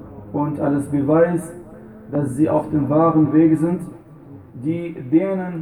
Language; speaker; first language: German; non-native, fluent; Arabic